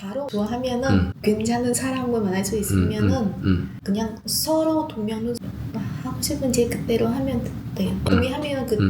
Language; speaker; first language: Korean; non-native, learner; Vietnamese